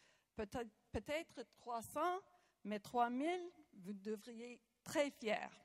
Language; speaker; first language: French; non-native, local second language; English